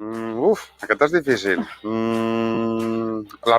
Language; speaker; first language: Catalan; non-native, local second language; Spanish